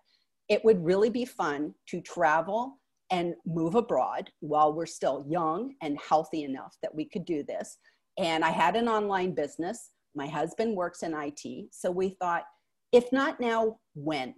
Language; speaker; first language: English; native; English